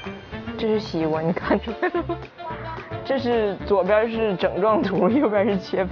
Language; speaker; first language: Chinese; native; Chinese